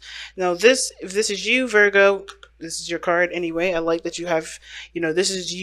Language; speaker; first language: English; native; English